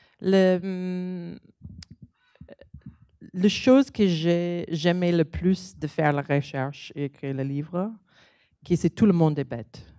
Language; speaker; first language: French; non-native, learner; English